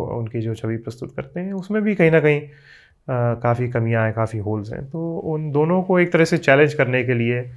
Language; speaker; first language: Hindi; native; Hindi